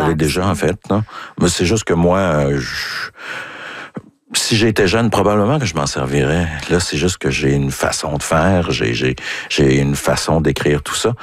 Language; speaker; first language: French; native; French